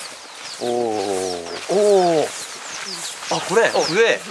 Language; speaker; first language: Japanese; native; Japanese